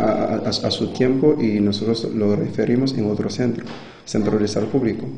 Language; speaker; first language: Spanish; non-native, fluent; Haitian Creole